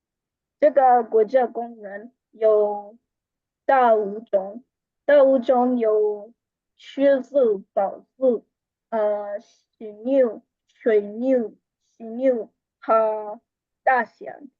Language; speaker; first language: Chinese; non-native, learner; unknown